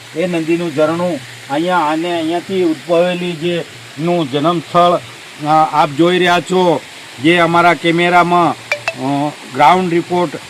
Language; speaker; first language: Gujarati; native; Gujarati